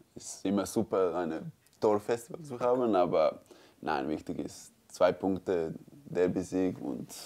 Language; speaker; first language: German; non-native, learner; Croatian